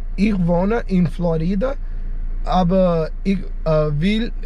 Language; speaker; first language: German; non-native, learner; English